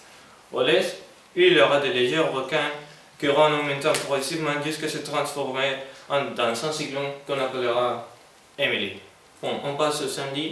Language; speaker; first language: French; non-native, learner; Spanish